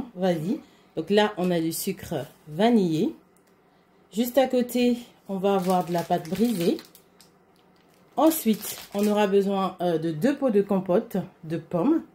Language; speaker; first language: French; native; French